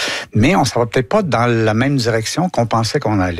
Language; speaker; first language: French; native; French